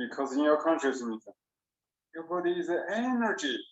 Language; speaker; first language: English; non-native, learner; Chinese